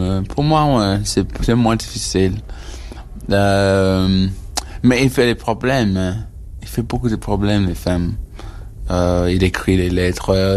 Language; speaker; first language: French; non-native, learner; English